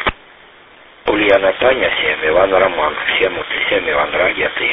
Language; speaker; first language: Russian; native; Russian